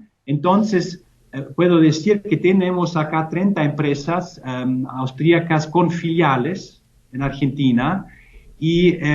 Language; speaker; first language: Spanish; non-native, fluent; German